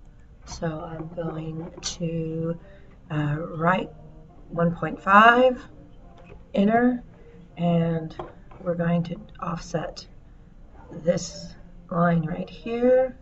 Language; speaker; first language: English; native; English